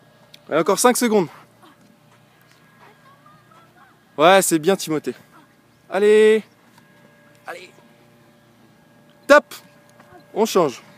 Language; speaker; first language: French; native; French